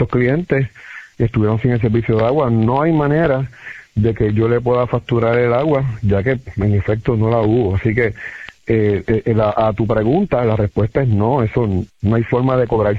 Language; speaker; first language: Spanish; native; Spanish